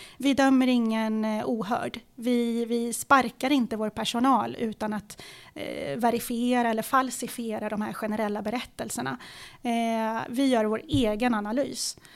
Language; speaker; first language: Swedish; early bilingual, other home language; Arabic